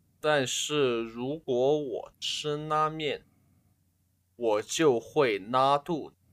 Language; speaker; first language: Chinese; non-native, learner; English